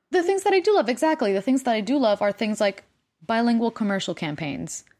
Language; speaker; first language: English; non-native, fluent; Spanish